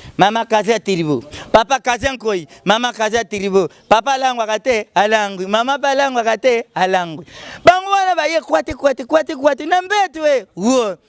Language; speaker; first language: Lingala; native; Lingala